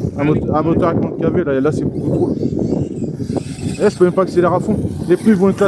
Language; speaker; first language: French; native; French